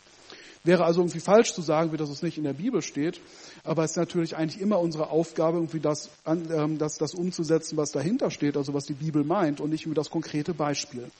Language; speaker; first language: German; native; German